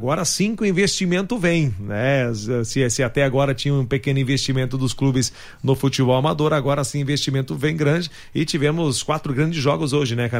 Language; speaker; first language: Portuguese; native; Portuguese